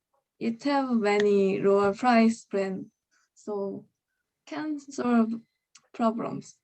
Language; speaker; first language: English; non-native, learner; Korean